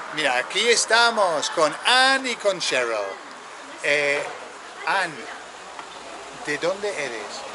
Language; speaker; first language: Spanish; non-native, fluent; English